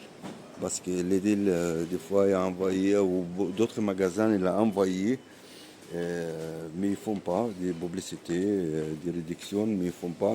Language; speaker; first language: French; non-native, learner; Arabic